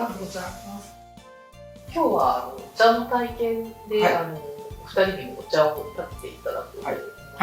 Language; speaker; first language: Japanese; native; Japanese